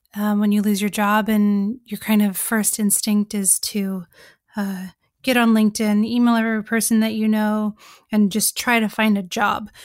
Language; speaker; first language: English; native; English